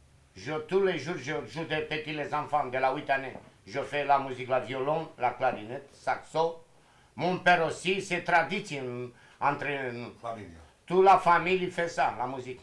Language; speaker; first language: French; non-native, learner; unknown